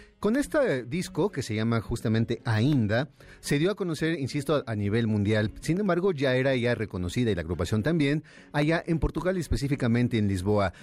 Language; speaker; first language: Spanish; native; Spanish